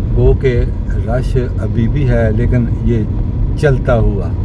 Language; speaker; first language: Urdu; non-native, local second language; Punjabi